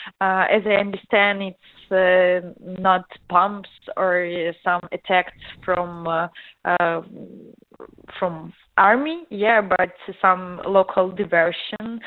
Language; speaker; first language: English; non-native, learner; Ukrainian